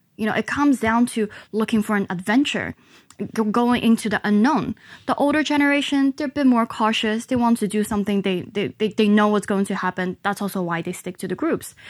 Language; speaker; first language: English; non-native, local second language; Chinese